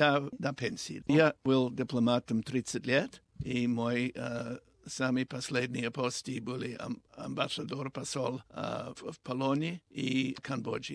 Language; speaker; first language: Russian; non-native, learner; English